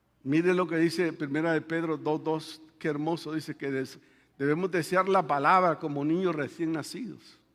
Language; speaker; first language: Spanish; native; Spanish